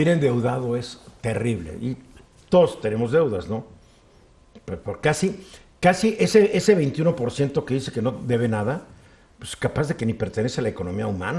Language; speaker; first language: Spanish; native; Spanish